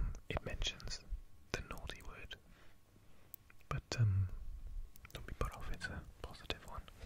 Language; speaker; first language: English; native; English